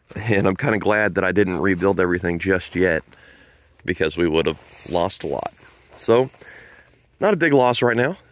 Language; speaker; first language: English; native; English